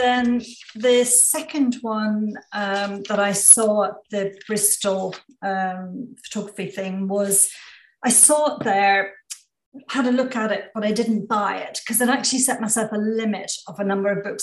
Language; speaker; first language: English; native; English